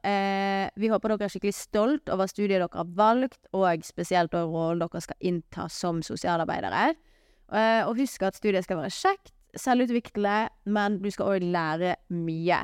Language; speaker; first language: Norwegian; native; Norwegian